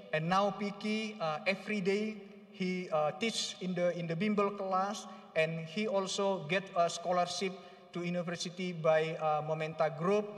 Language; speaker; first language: English; non-native, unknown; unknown